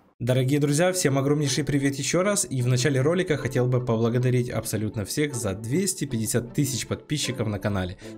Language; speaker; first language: Russian; native; Russian